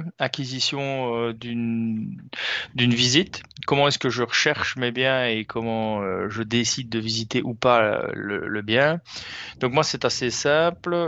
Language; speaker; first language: French; native; French